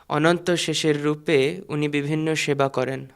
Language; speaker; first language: Bangla; native; Bangla